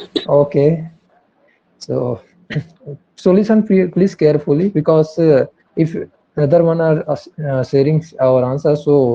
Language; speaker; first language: English; non-native, learner; Hindi